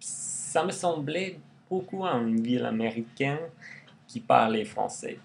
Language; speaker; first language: French; non-native, learner; English